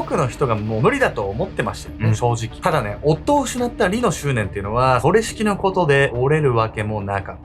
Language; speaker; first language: Japanese; native; Japanese